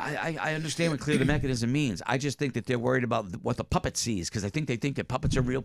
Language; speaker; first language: English; native; English